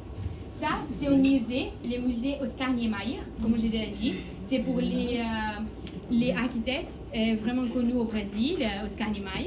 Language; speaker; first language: French; non-native, learner; Portuguese